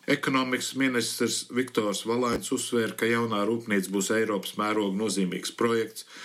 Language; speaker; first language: Latvian; early bilingual, heritage; Latvian